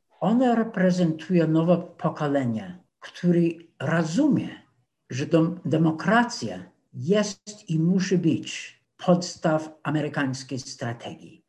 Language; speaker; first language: Polish; non-native, fluent; English